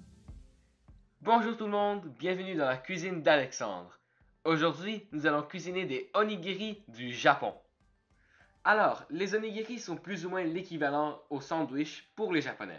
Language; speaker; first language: French; native; French